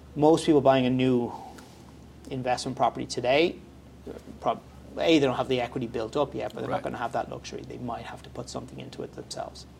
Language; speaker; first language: English; native; English